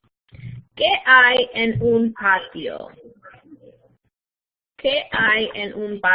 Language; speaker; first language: Spanish; non-native, fluent; English